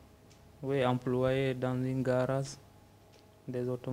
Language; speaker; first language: French; non-native, learner; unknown